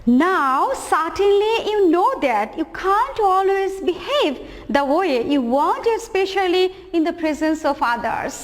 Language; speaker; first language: English; non-native, local second language; Bangla